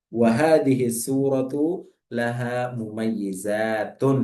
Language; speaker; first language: Arabic; non-native, fluent; Indonesian